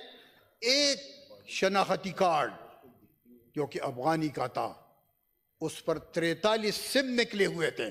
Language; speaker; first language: Urdu; non-native, local second language; Pashto